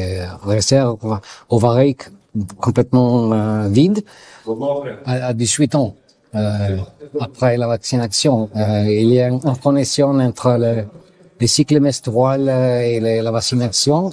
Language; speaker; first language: French; non-native, learner; Italian